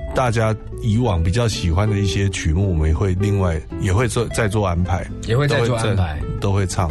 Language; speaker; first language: Chinese; native; Chinese